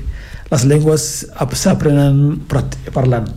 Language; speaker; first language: Catalan; non-native, fluent; Fula